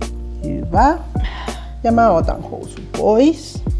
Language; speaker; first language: Finnish; non-native, learner; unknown